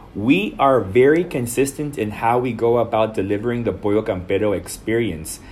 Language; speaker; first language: English; non-native, fluent; Spanish